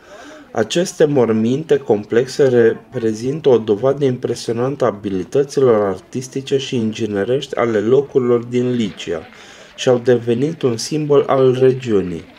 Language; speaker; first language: Romanian; native; Romanian